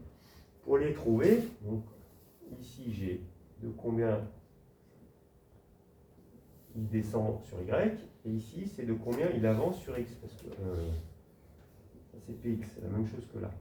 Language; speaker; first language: French; native; French